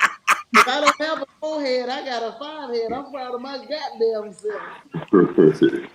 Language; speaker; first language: English; native; English